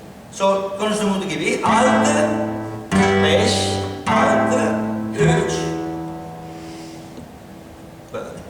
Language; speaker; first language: Turkish; non-native, learner; Spanish